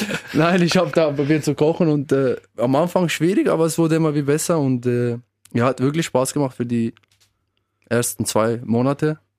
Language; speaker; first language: German; early bilingual, other home language; Albanian